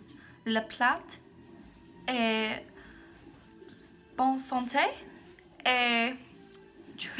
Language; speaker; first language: French; non-native, learner; English